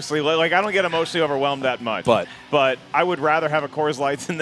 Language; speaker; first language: English; native; English